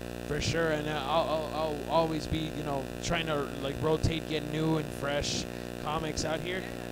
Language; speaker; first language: English; early bilingual, other home language; Spanish